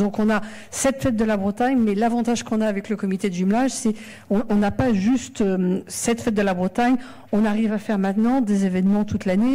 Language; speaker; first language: French; native; French